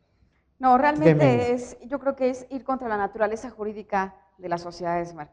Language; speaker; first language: Spanish; native; Spanish